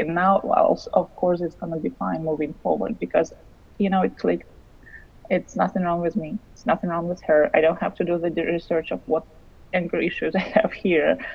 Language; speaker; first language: English; non-native, fluent; Russian